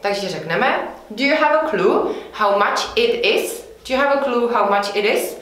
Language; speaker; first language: English; non-native, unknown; Czech